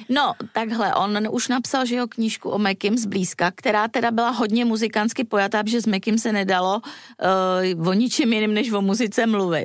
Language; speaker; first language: Czech; native; Czech